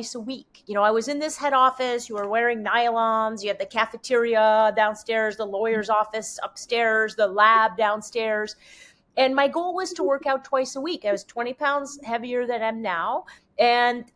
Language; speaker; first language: English; non-native, fluent; French